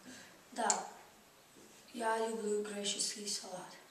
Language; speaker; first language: Russian; non-native, learner; English